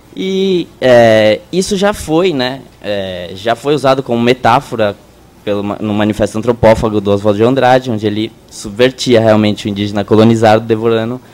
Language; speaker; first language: Portuguese; native; Portuguese